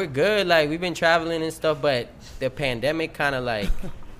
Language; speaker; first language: English; early bilingual, other home language; Spanish